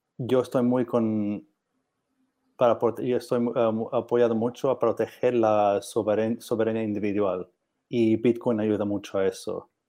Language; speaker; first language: Spanish; non-native, learner; English